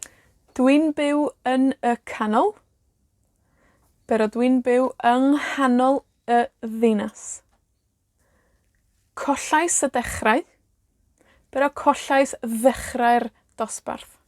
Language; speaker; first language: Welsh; non-native, fluent; Spanish